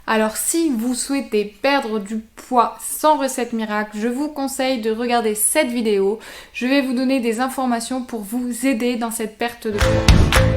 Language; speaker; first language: French; native; French